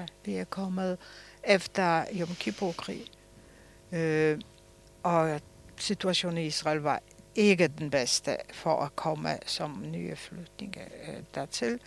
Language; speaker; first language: Danish; non-native, fluent; Polish